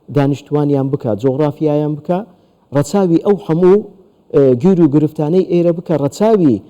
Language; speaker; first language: Central Kurdish; non-native, local second language; Turkish